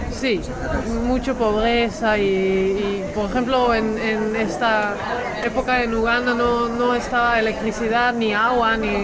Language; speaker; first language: Spanish; non-native, fluent; Dutch